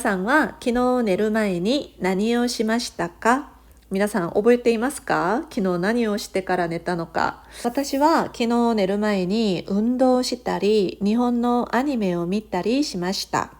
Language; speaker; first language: Japanese; non-native, fluent; Korean